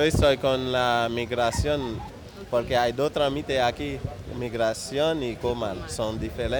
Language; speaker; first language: Spanish; non-native, learner; Haitian Creole